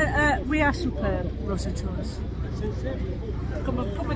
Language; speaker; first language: English; non-native, learner; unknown